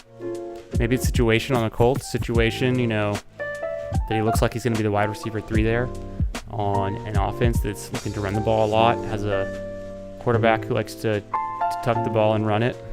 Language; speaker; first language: English; native; English